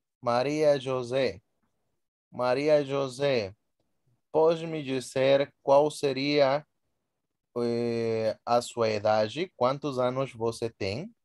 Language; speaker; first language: Portuguese; non-native, fluent; Spanish